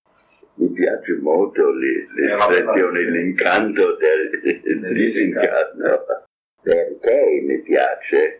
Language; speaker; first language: Italian; non-native, fluent; English